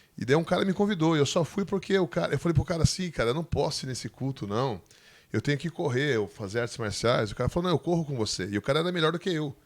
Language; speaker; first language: Portuguese; native; Portuguese